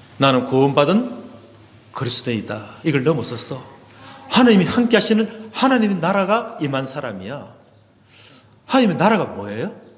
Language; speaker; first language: Korean; native; Korean